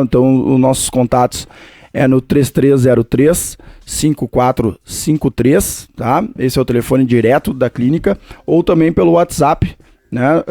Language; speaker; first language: Portuguese; native; Portuguese